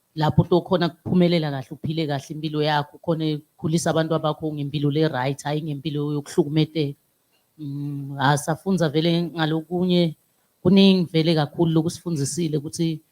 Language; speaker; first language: Zulu; non-native, local second language; Swati